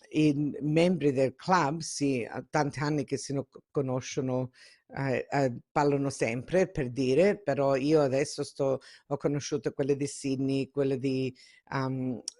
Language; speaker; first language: Italian; early bilingual, heritage; Italian